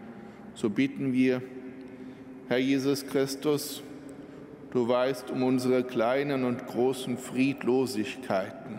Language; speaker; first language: German; native; German